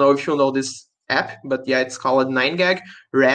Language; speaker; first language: English; non-native, learner; Portuguese